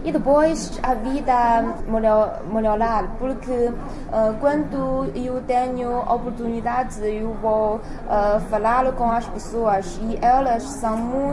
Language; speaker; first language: Portuguese; non-native, learner; Chinese